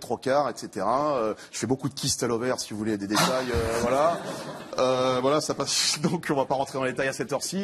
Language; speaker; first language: French; native; French